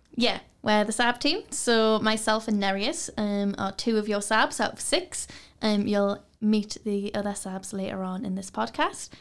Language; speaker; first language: English; native; English